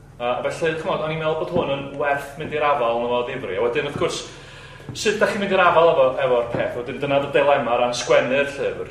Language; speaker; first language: Welsh; native; Welsh